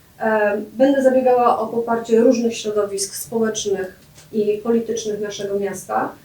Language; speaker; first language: Polish; native; Polish